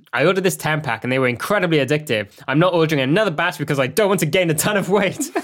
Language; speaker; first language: English; native; English